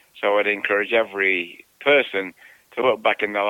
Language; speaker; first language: English; native; English